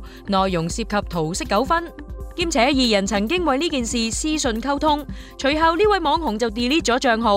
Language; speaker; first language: Chinese; native; Chinese